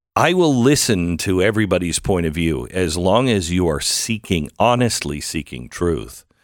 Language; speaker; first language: English; early bilingual, other home language; German